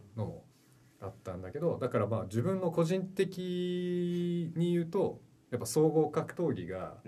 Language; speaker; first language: Japanese; early bilingual, heritage; Japanese